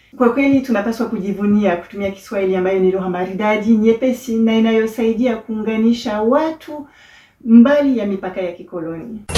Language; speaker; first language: Swahili; non-native, fluent; French